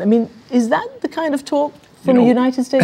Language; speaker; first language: English; native; English